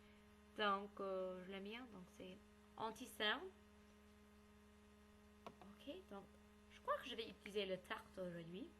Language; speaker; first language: French; non-native, learner; English